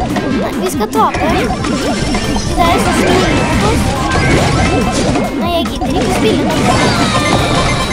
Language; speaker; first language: Norwegian; early bilingual, other home language; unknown